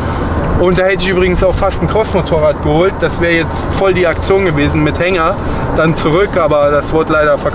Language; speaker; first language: German; native; German